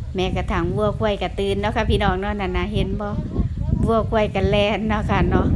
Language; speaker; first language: Thai; native; Thai